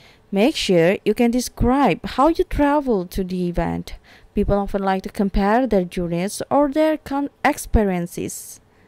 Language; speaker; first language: English; non-native, fluent; Indonesian